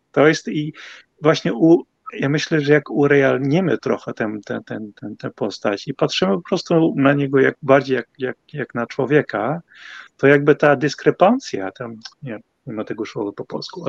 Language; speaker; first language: Polish; non-native, fluent; Dutch